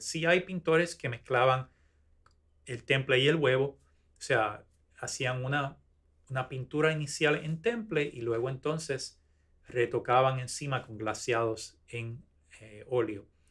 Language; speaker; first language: Spanish; native; Spanish